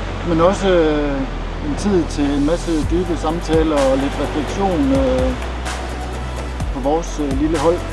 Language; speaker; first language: Danish; native; Danish